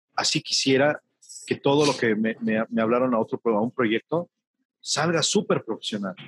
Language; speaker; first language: Spanish; native; Spanish